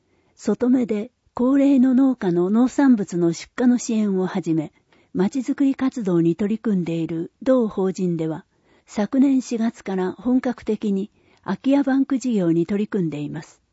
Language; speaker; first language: Japanese; native; Japanese